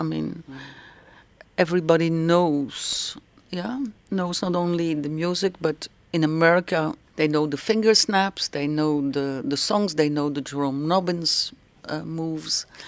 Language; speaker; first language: English; non-native, fluent; Dutch